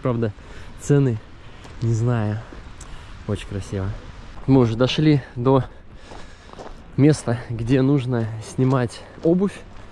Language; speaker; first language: Russian; native; Russian